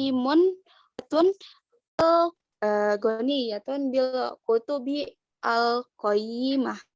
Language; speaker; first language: Arabic; non-native, learner; Indonesian